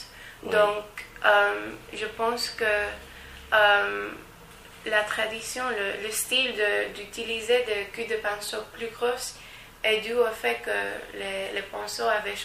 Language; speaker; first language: French; non-native, learner; Spanish